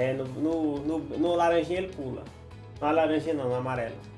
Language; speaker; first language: Portuguese; native; Portuguese